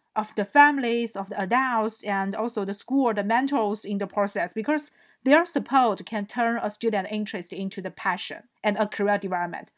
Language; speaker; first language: English; non-native, fluent; Chinese